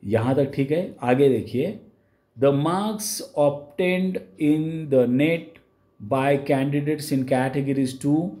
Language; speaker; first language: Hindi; non-native, local second language; Marathi